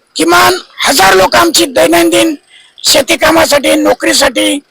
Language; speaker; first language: Marathi; native; Marathi